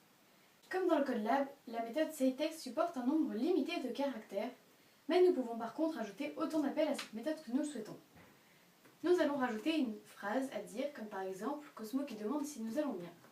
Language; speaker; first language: French; native; French